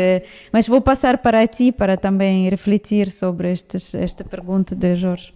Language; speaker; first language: Portuguese; non-native, fluent; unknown